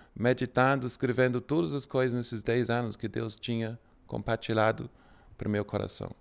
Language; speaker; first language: Portuguese; non-native, fluent; English